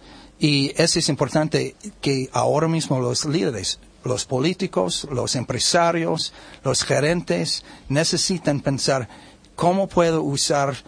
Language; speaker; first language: Spanish; non-native, learner; English